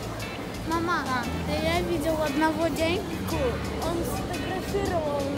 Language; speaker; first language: Russian; native; Russian